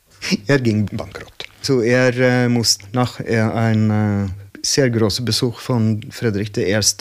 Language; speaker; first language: German; non-native, learner; Norwegian